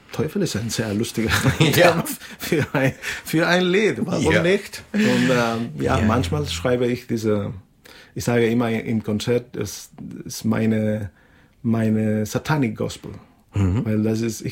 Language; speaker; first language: German; non-native, learner; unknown